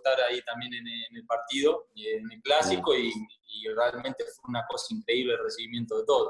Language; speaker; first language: Spanish; native; Spanish